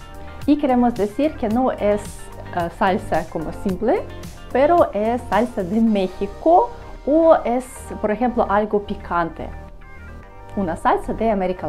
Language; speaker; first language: Spanish; non-native, learner; Russian